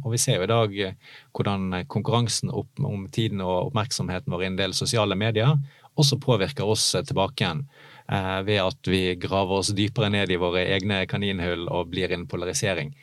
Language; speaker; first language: Norwegian; native; Norwegian